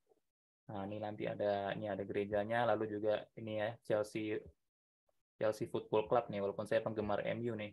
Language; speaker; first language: Indonesian; native; Indonesian